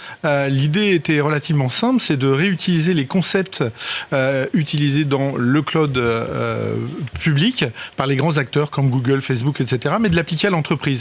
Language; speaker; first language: French; native; French